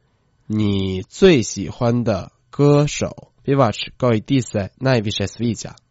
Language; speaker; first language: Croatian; non-native, fluent; Chinese